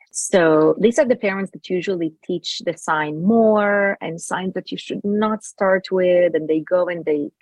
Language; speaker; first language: English; non-native, fluent; Hebrew